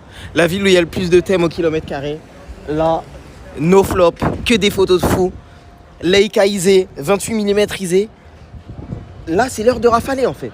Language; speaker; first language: French; native; French